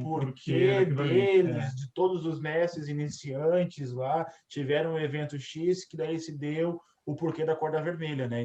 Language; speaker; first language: Portuguese; native; Portuguese